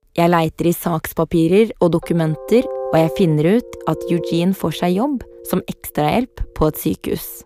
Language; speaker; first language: Norwegian; native; Norwegian